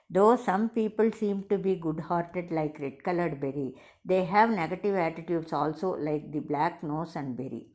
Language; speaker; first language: English; non-native, local second language; Tamil